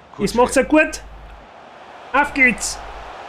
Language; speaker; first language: German; native; German